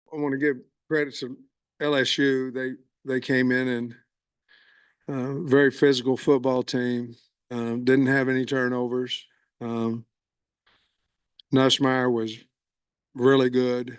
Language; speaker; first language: English; native; English